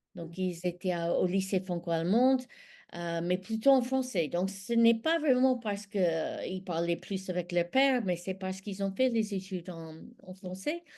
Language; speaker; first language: French; non-native, fluent; English